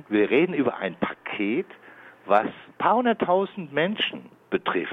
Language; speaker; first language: German; native; German